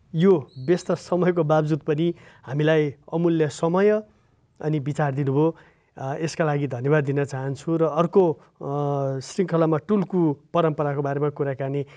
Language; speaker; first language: Nepali; native; Nepali